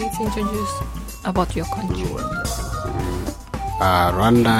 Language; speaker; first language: English; non-native, fluent; Japanese